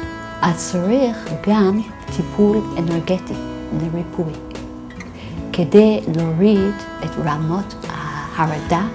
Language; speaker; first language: Hebrew; non-native, fluent; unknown